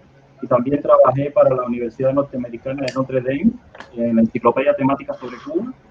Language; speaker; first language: Spanish; native; Spanish